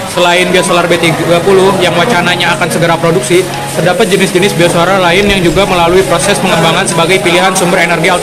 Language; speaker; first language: Indonesian; native; Indonesian